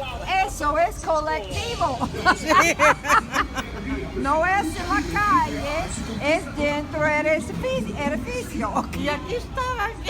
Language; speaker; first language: Spanish; non-native, learner; English